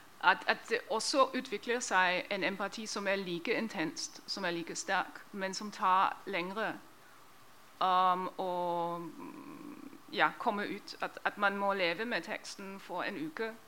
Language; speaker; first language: Norwegian; non-native, fluent; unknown